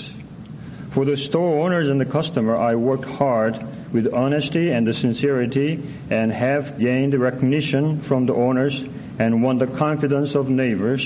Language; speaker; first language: English; non-native, learner; Korean